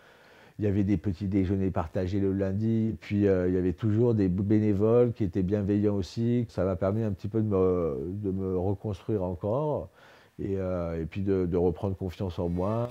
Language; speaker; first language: French; native; French